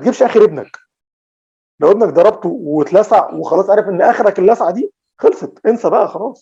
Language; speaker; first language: Arabic; native; Arabic